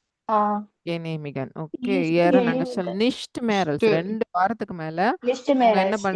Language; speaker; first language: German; non-native, fluent; Tamil